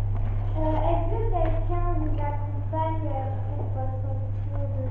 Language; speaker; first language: French; native; French